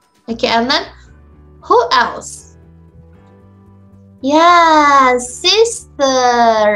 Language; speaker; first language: English; non-native, fluent; Indonesian